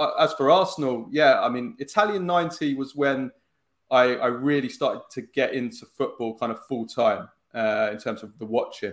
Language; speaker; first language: English; native; English